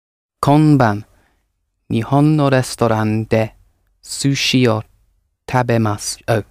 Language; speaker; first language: Japanese; non-native, learner; English